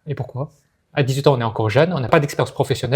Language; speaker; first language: French; native; French